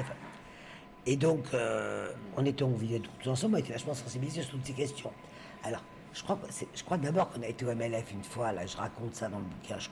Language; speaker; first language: French; native; French